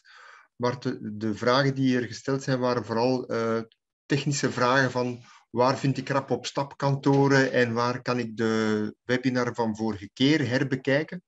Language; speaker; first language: Dutch; native; Dutch